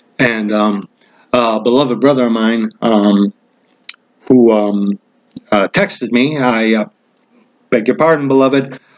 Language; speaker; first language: English; native; English